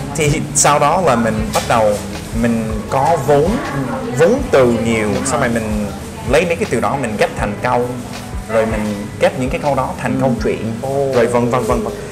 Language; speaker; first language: Vietnamese; non-native, fluent; English